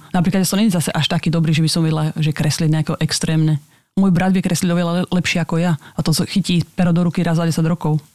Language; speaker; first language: Slovak; native; Slovak